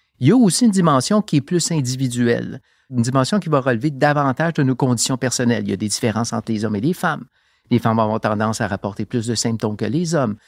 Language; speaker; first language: French; native; French